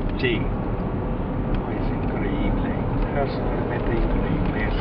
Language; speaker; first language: Spanish; non-native, learner; Portuguese